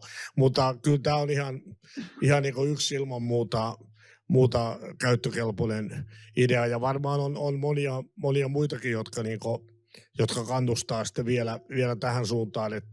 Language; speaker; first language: Finnish; native; Finnish